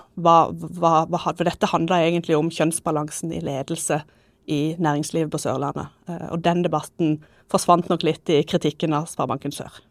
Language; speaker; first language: Norwegian; native; Norwegian